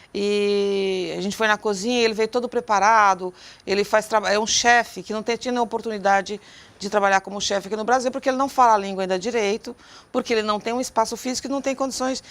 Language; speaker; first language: Portuguese; native; Portuguese